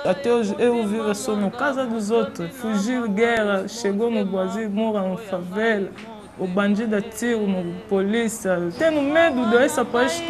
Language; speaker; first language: Portuguese; non-native, learner; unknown